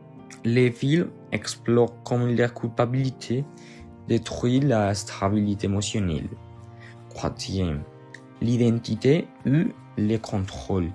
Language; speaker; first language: French; non-native, learner; Spanish